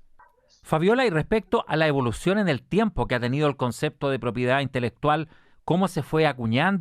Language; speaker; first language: Spanish; native; Spanish